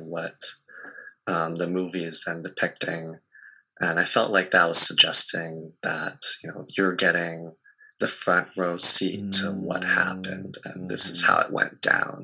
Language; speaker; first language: English; native; English